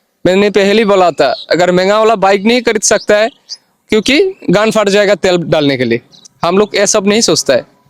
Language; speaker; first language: Hindi; non-native, learner; Bangla